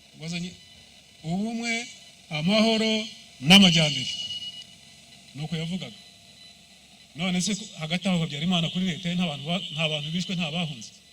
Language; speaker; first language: Kinyarwanda; early bilingual, heritage; Kinyarwanda